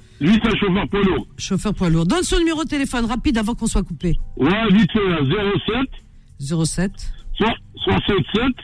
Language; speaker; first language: French; native; French